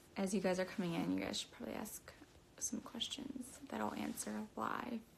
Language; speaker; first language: English; native; English